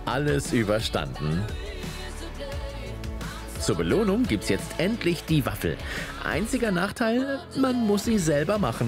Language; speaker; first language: German; native; German